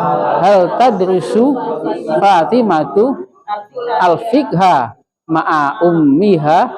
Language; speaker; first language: Arabic; non-native, fluent; Indonesian